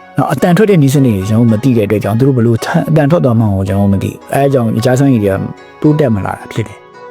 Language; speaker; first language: Burmese; native; Burmese